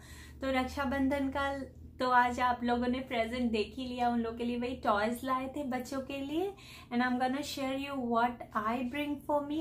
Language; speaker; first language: Hindi; native; Hindi